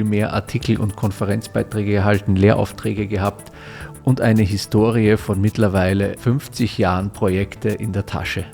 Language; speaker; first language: German; native; German